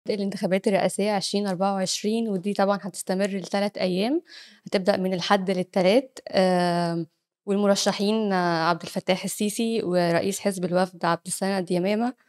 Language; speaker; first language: Arabic; native; Arabic